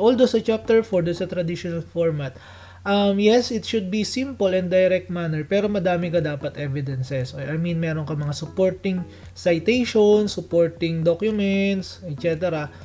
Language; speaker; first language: Filipino; native; Filipino